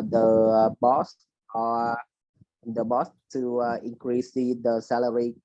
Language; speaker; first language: English; non-native, learner; Vietnamese